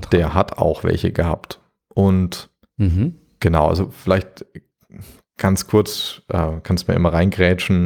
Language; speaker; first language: German; native; German